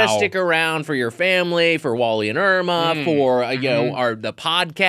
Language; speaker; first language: English; native; English